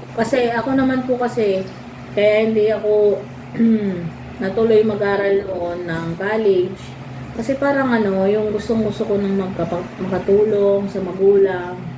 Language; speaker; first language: Filipino; native; Filipino